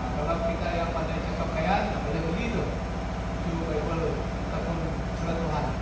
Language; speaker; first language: Malay; non-native, local second language; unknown